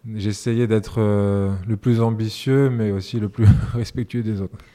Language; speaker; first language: French; early bilingual, other home language; Serbian